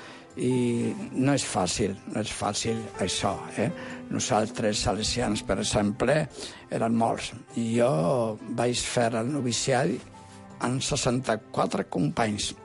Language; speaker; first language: Catalan; non-native, local second language; Spanish